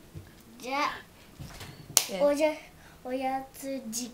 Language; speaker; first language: Japanese; early bilingual, other home language; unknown